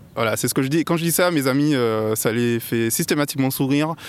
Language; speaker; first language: French; native; French